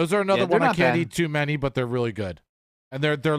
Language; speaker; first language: English; native; English